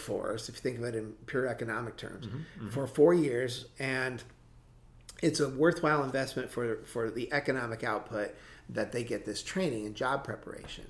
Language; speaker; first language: English; native; English